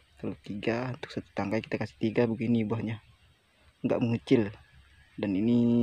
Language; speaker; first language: Indonesian; non-native, local second language; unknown